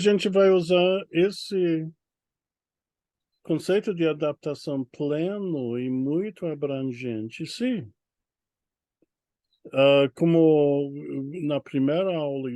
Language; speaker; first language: Portuguese; non-native, fluent; English